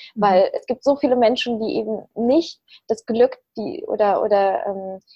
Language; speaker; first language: German; early bilingual, other home language; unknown